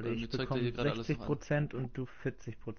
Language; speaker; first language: German; native; German